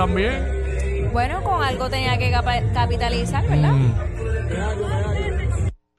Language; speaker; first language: Spanish; native; Spanish